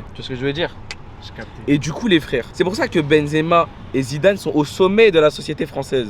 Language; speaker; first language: French; native; French